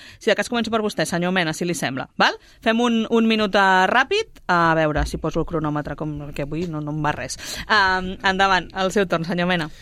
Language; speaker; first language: Catalan; native; Catalan